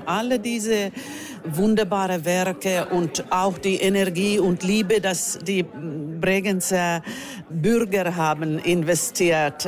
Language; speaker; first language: German; non-native, learner; Finnish